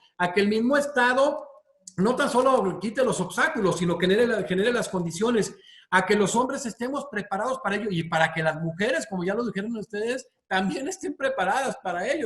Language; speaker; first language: Spanish; native; Spanish